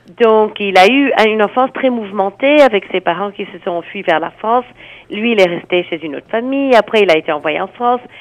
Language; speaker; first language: French; non-native, fluent; English